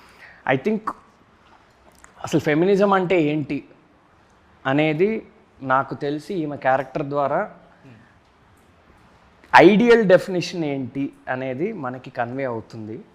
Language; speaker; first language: Telugu; native; Telugu